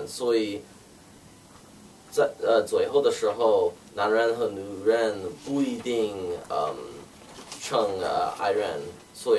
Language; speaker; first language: Chinese; non-native, learner; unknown